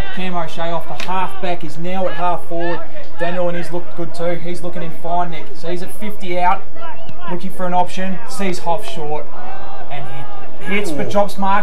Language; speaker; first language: English; native; English